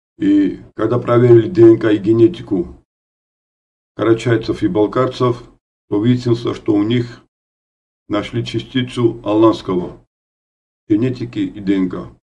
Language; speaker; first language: Russian; non-native, fluent; Georgian